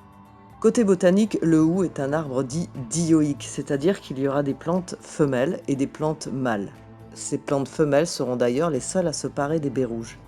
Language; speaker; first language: French; native; French